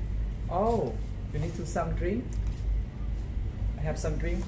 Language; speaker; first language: English; non-native, learner; Thai